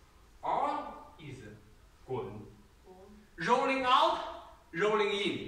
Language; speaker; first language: English; non-native, learner; Chinese